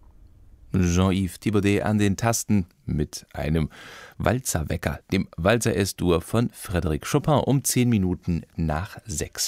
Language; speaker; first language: German; native; German